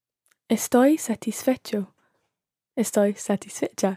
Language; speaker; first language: Spanish; non-native, learner; English